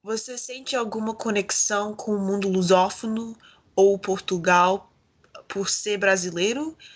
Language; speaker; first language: Portuguese; early bilingual, heritage; Portuguese